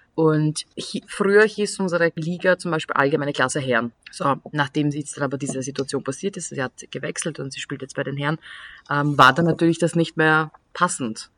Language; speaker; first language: German; native; German